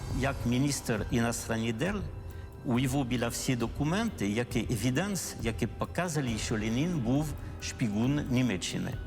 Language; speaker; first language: Ukrainian; non-native, learner; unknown